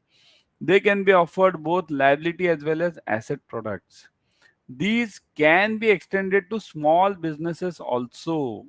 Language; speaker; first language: English; non-native, local second language; Hindi